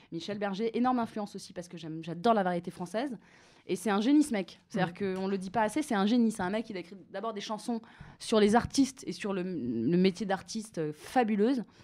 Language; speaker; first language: French; native; French